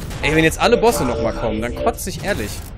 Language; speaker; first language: German; native; German